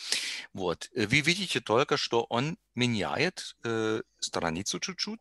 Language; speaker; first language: Russian; non-native, learner; German